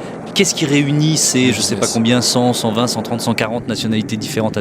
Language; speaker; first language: French; native; French